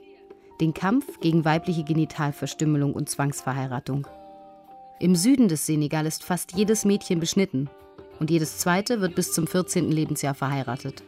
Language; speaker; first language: German; native; German